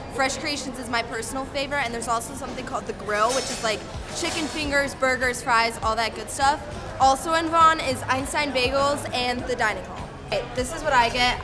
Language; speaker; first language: English; native; English